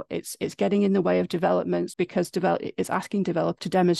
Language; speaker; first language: English; native; English